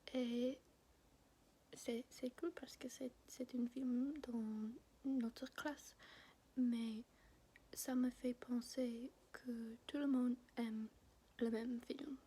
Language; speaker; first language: French; non-native, learner; English